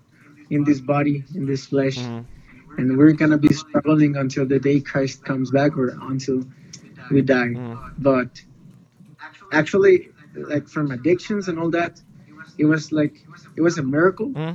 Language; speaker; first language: English; non-native, fluent; Spanish